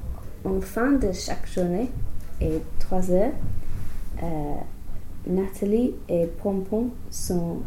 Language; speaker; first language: French; non-native, learner; English